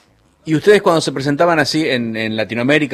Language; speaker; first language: Spanish; native; Spanish